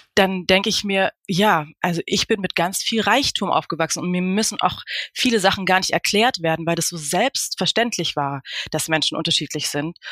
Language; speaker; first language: German; native; German